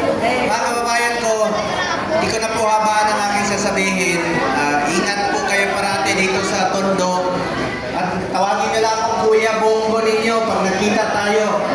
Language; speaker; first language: Filipino; non-native, local second language; Cebuano